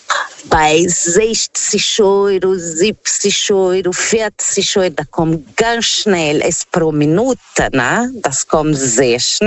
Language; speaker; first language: German; non-native, fluent; Portuguese